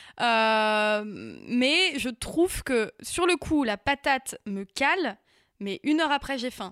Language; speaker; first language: French; native; French